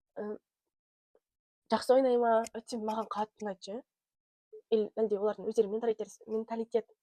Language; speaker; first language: Kazakh; non-native, local second language; Russian